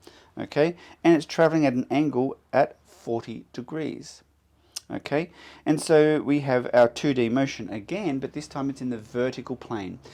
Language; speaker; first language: English; native; English